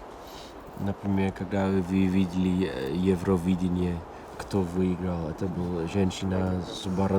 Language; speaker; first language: Russian; non-native, fluent; Dutch